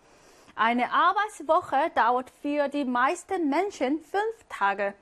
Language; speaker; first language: German; non-native, fluent; Korean